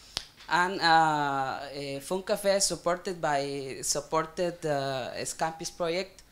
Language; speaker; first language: English; non-native, learner; Spanish